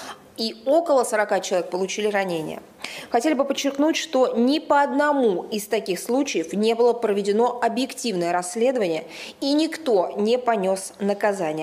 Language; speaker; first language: Russian; native; Russian